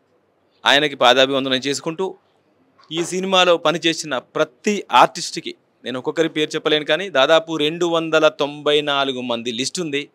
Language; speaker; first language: Telugu; native; Telugu